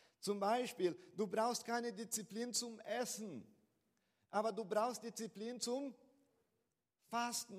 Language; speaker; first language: German; non-native, fluent; Portuguese